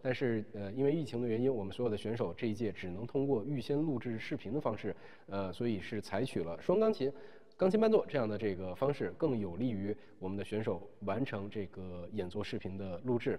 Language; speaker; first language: Chinese; native; Chinese